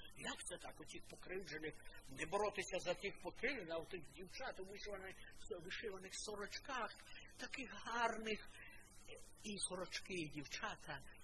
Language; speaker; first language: Ukrainian; non-native, local second language; Russian